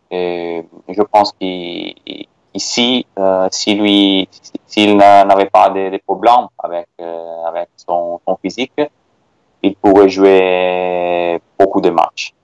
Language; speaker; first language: French; non-native, fluent; Italian